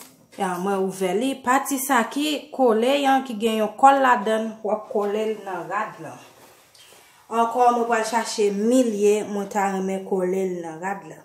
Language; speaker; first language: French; non-native, learner; Haitian Creole